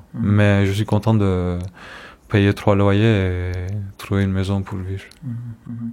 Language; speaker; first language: French; non-native, fluent; Turkish